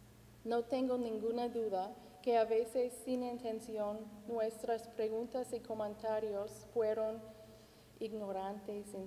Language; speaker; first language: Spanish; non-native, fluent; English